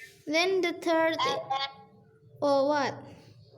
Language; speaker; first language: English; non-native, learner; Indonesian